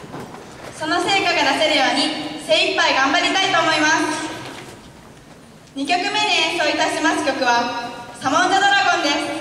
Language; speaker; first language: Japanese; native; Japanese